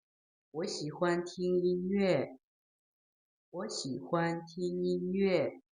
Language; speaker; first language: Chinese; non-native, learner; Lao